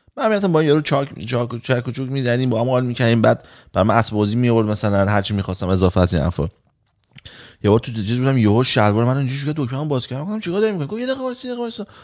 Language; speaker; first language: Persian; native; Persian